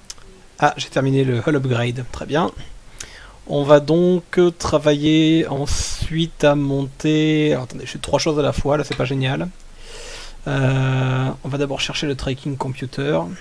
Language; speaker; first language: French; native; French